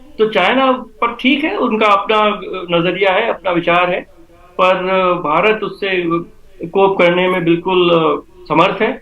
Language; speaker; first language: Hindi; native; Hindi